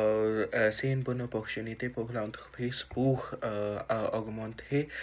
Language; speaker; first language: French; non-native, learner; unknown